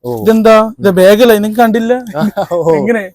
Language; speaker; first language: Malayalam; non-native, learner; Bangla